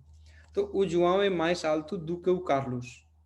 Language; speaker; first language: Portuguese; non-native, fluent; Hindi